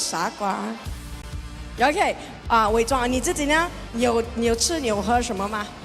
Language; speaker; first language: Chinese; early bilingual, heritage; Chinese